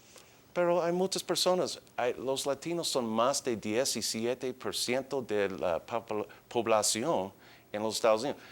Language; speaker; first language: Spanish; early bilingual, heritage; English